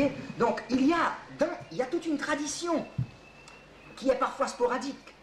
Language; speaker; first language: French; native; French